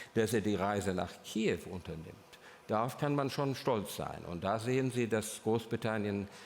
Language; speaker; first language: German; non-native, fluent; English